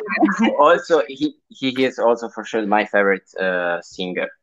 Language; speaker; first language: English; non-native, learner; Italian